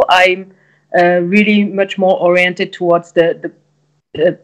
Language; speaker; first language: English; non-native, fluent; French